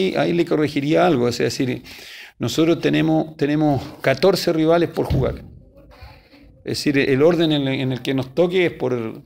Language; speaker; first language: Spanish; native; Spanish